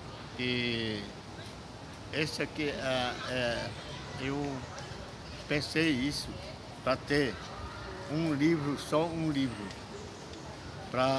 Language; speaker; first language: Portuguese; non-native, local second language; Yanomámi